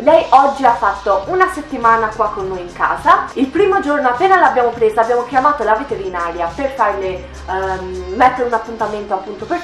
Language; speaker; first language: Italian; native; Italian